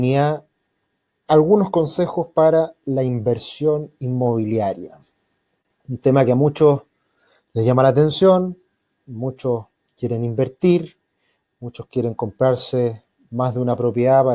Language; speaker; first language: Spanish; native; Spanish